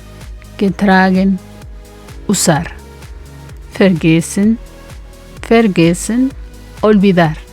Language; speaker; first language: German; non-native, fluent; Spanish